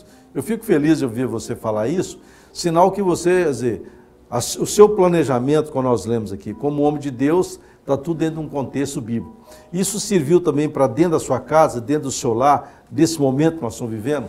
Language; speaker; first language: Portuguese; native; Portuguese